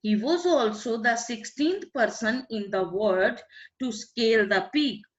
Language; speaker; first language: English; non-native, local second language; Punjabi